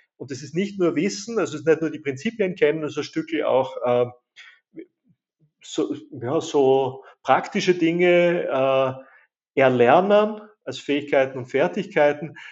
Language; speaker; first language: German; native; German